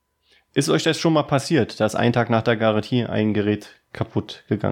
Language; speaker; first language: German; native; German